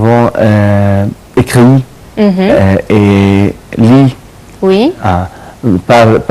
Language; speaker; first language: French; non-native, learner; Arabic